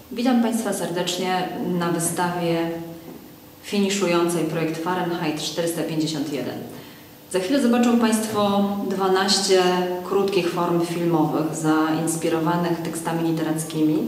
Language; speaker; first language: Polish; native; Polish